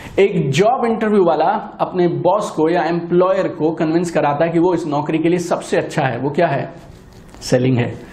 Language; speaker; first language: Hindi; native; Hindi